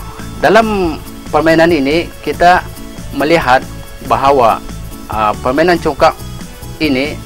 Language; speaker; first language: Malay; native; Malay